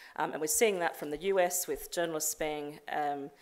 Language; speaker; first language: English; native; English